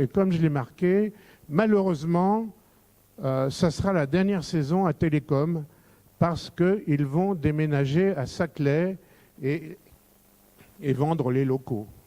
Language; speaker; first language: French; native; French